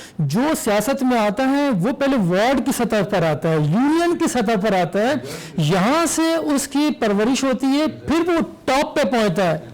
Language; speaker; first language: Urdu; native; Urdu